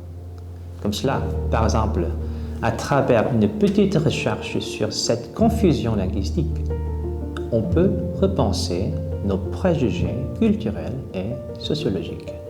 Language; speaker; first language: French; non-native, fluent; Korean